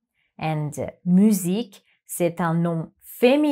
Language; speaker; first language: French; non-native, fluent; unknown